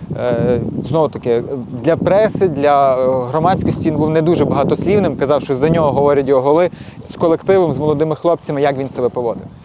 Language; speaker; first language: Ukrainian; native; Ukrainian